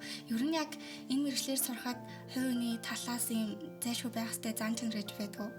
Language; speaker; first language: Mongolian; native; Mongolian